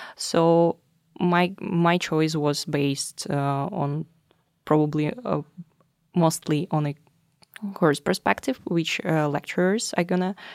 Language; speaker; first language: English; non-native, fluent; Russian